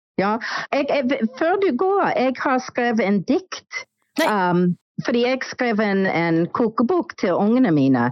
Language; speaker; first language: Norwegian; non-native, fluent; English